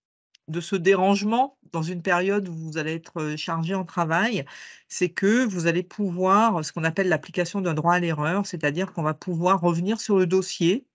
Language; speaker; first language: French; native; French